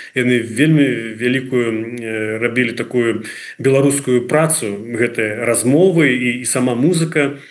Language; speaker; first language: Belarusian; non-native, local second language; Russian